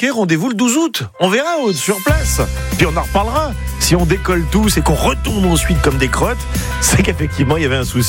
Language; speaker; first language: French; native; French